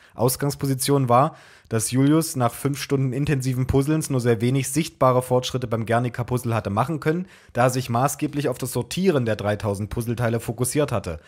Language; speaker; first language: German; native; German